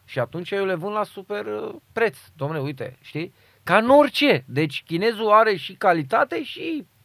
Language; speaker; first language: Romanian; native; Romanian